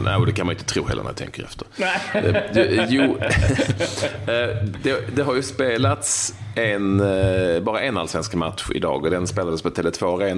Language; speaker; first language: Swedish; native; Swedish